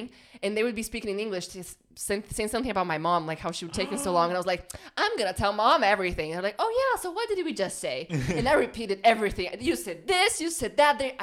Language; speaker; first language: English; non-native, fluent; Portuguese